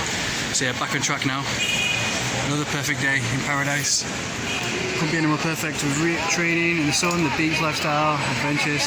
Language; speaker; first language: English; native; English